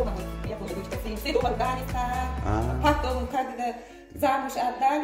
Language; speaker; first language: Russian; non-native, local second language; Uzbek